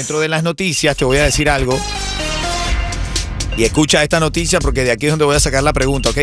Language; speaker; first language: Spanish; native; Spanish